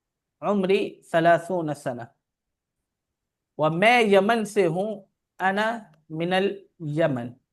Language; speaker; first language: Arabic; non-native, fluent; Urdu